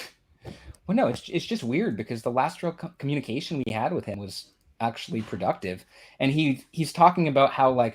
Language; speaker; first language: English; native; English